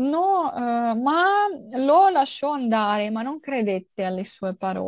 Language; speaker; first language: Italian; non-native, fluent; Russian